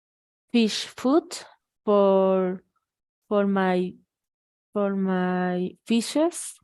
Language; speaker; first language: English; non-native, learner; Spanish